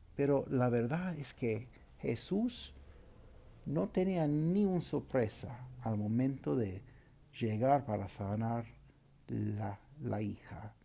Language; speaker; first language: Spanish; non-native, fluent; English